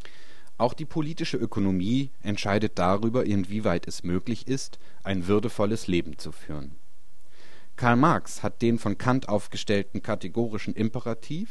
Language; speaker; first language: German; native; German